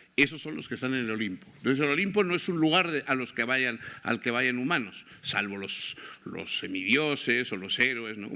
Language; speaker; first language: Spanish; native; Spanish